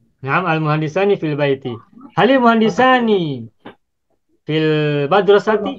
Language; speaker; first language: Arabic; non-native, fluent; Indonesian